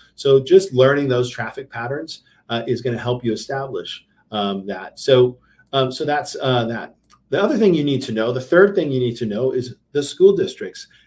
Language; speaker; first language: English; native; English